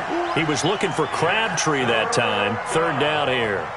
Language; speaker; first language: English; native; English